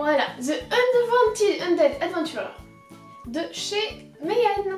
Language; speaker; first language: French; native; French